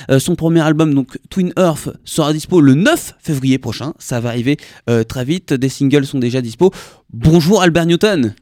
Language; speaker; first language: French; native; French